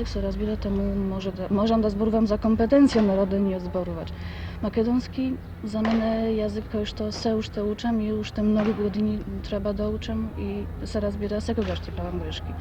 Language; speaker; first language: Macedonian; non-native, fluent; Polish